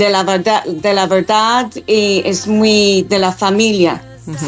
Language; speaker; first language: Spanish; non-native, learner; English